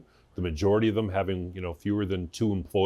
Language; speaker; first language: English; native; English